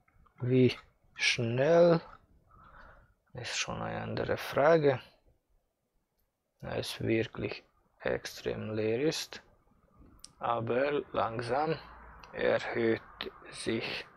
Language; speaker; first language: German; non-native, fluent; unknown